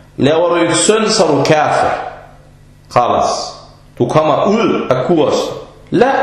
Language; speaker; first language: Danish; non-native, fluent; Arabic